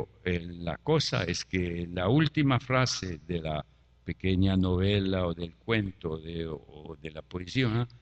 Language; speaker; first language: Spanish; non-native, fluent; French